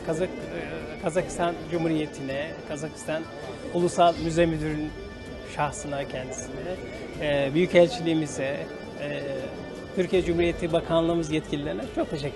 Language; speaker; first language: Turkish; native; Turkish